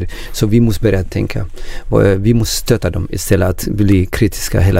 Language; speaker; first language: Swedish; non-native, learner; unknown